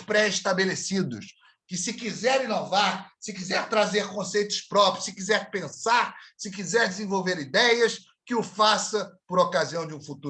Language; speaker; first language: Portuguese; native; Portuguese